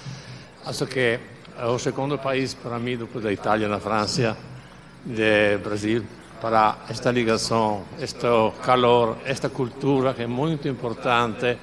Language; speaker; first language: Portuguese; non-native, learner; Italian